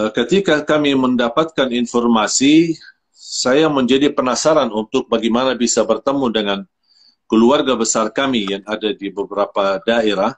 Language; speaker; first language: Indonesian; non-native, fluent; Arabic